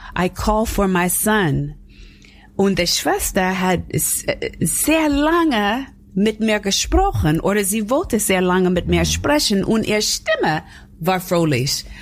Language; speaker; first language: German; non-native, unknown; English